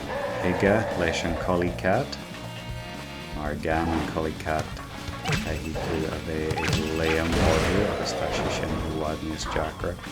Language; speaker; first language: Irish; non-native, local second language; English